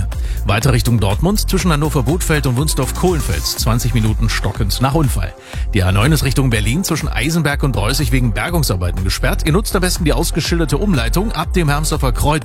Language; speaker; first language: German; native; German